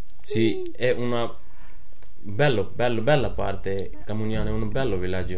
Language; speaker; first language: Italian; non-native, learner; Punjabi